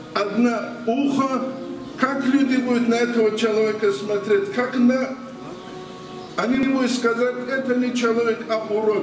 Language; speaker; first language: Russian; non-native, local second language; Avaric